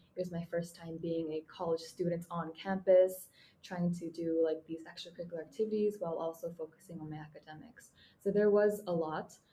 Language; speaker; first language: English; non-native, fluent; Mongolian